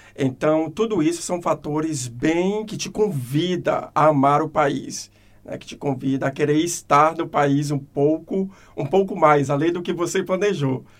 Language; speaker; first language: Portuguese; native; Portuguese